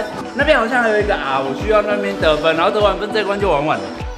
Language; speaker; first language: Chinese; native; Chinese